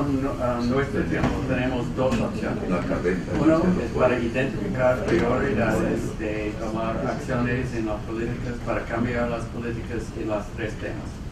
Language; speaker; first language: Spanish; non-native, fluent; English